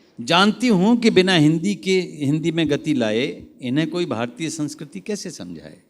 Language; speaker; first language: Hindi; native; Hindi